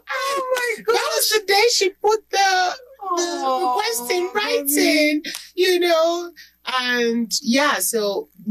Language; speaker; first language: English; non-native, local second language; Igbo